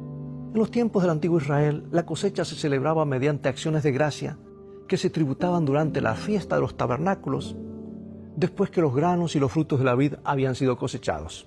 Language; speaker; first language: Spanish; native; Spanish